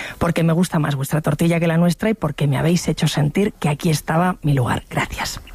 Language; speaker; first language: Spanish; native; Spanish